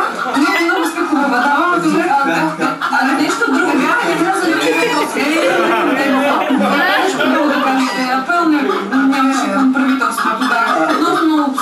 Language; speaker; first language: Bulgarian; native; Bulgarian